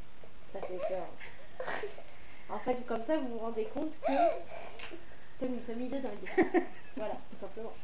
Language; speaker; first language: French; native; French